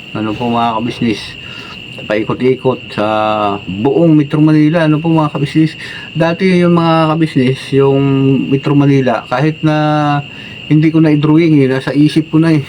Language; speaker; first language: Filipino; non-native, local second language; Cebuano